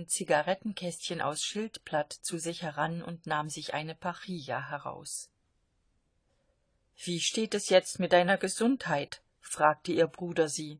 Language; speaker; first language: German; native; German